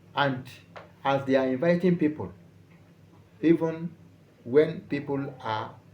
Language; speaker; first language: English; non-native, local second language; Yoruba